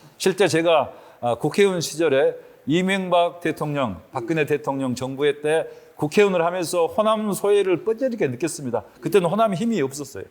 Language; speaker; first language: Korean; native; Korean